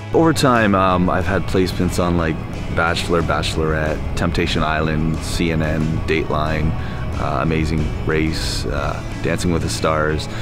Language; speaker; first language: English; native; English